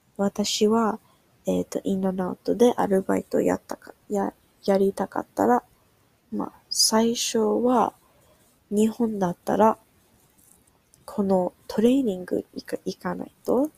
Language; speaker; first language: Japanese; non-native, learner; English